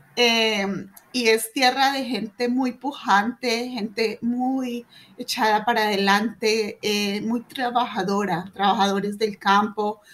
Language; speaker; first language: Spanish; native; Spanish